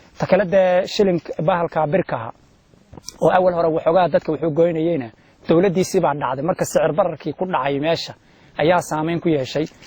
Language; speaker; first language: Somali; native; Somali